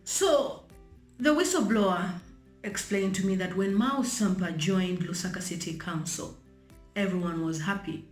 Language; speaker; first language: English; non-native, local second language; Bemba